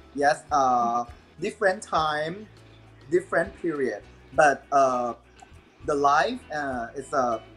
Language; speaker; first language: English; non-native, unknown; Thai